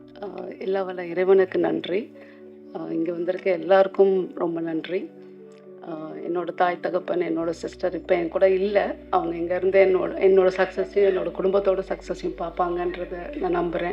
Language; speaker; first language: Tamil; native; Tamil